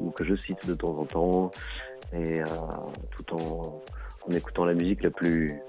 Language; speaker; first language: French; native; French